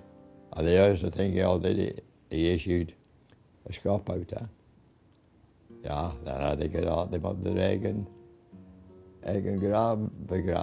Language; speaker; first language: Dutch; non-native, learner; English